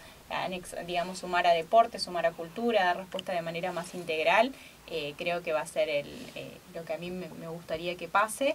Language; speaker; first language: Spanish; native; Spanish